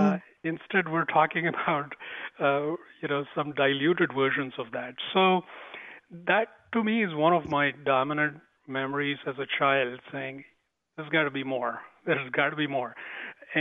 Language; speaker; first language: English; non-native, local second language; Tamil